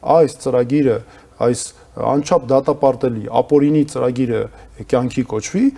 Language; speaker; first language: Armenian; native; Armenian